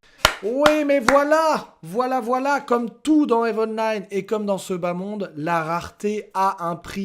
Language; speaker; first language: French; native; French